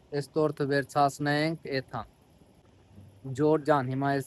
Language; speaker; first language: Armenian; non-native, learner; Hindi